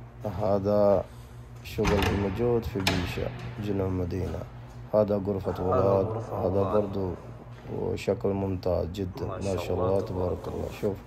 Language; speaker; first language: Arabic; non-native, learner; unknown